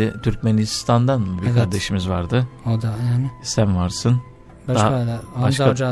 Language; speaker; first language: Turkish; native; Turkish